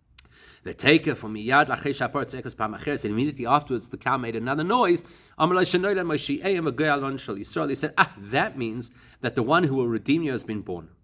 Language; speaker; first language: English; native; English